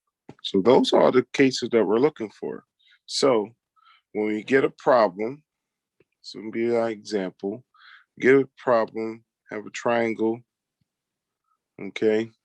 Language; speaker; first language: English; native; English